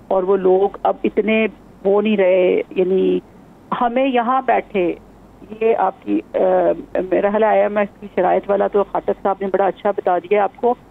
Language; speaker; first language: Urdu; non-native, local second language; Punjabi